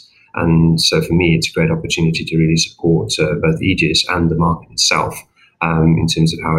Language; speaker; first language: English; native; English